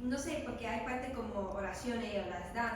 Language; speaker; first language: Spanish; non-native, learner; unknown